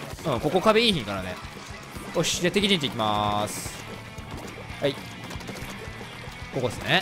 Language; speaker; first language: Japanese; native; Japanese